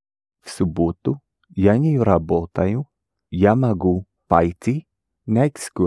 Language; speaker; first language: Russian; non-native, learner; English